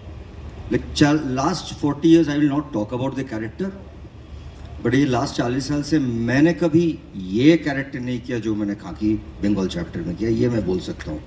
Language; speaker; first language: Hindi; non-native, local second language; Bangla